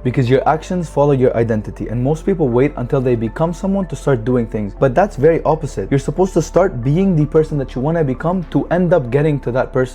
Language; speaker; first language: English; non-native, fluent; Arabic